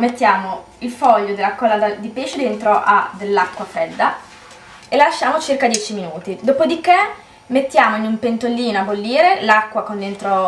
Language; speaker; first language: Italian; native; Italian